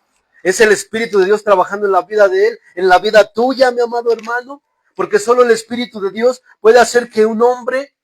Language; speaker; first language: Spanish; native; Spanish